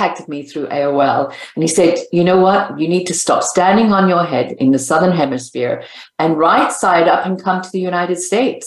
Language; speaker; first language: English; native; English